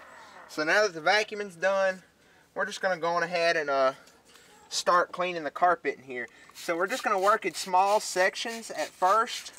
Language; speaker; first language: English; native; English